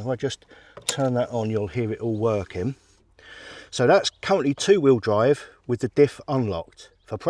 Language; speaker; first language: English; native; English